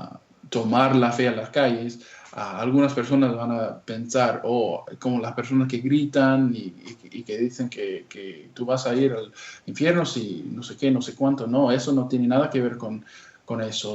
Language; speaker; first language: Spanish; non-native, fluent; English